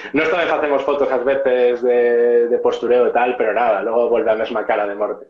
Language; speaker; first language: Galician; non-native, local second language; Spanish